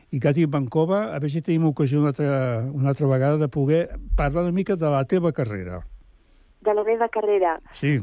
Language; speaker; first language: Catalan; early bilingual, other home language; Bulgarian